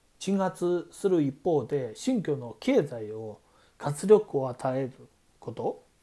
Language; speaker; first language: Japanese; non-native, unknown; Chinese